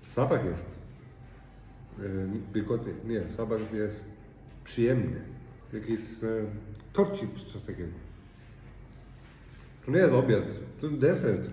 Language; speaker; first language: Polish; non-native, learner; Icelandic